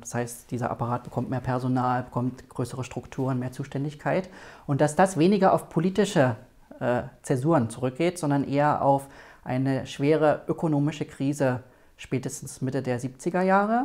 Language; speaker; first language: German; native; German